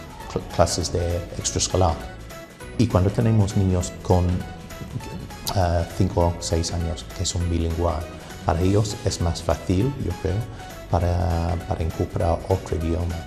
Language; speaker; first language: Spanish; non-native, fluent; English